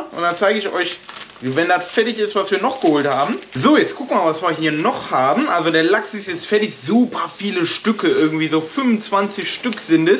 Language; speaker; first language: German; native; German